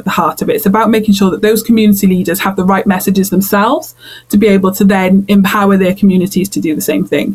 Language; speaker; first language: English; native; English